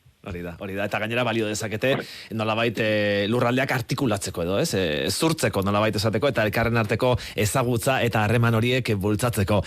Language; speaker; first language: Basque; native; Basque